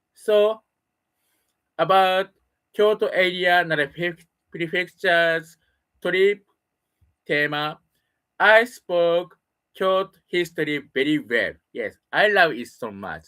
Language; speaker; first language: English; non-native, learner; Japanese